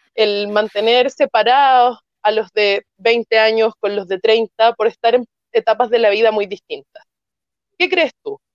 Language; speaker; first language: Spanish; native; Spanish